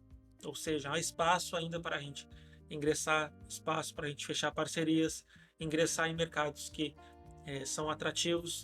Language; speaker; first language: Portuguese; native; Portuguese